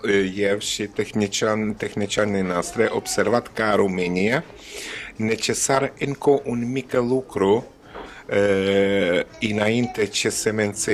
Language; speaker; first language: Romanian; non-native, learner; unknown